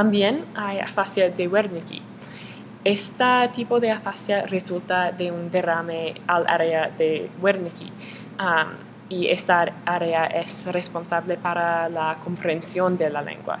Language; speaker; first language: Spanish; non-native, learner; English